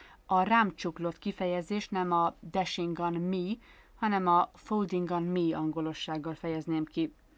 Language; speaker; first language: Hungarian; native; Hungarian